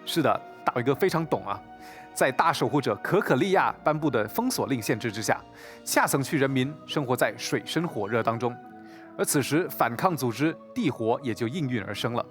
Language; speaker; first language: Chinese; native; Chinese